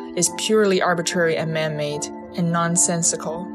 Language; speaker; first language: English; early bilingual, other home language; Chinese